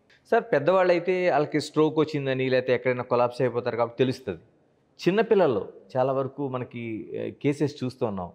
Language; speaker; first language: Telugu; native; Telugu